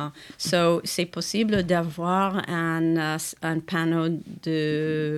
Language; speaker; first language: French; non-native, fluent; English